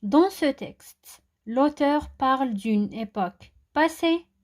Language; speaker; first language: French; non-native, local second language; Arabic